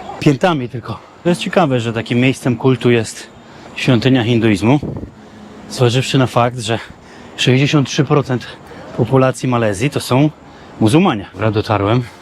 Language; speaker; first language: Polish; native; Polish